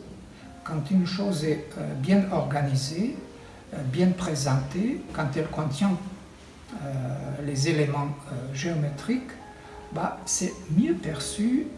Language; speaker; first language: French; non-native, fluent; Serbian